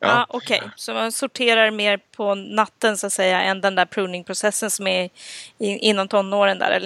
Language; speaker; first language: Swedish; native; Swedish